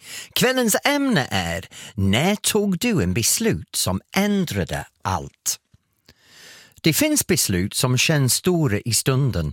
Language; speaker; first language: Swedish; non-native, fluent; English